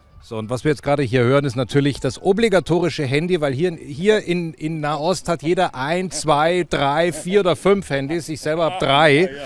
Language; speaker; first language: German; native; German